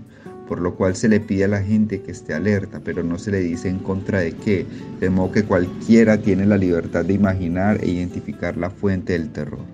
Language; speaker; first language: Spanish; native; Spanish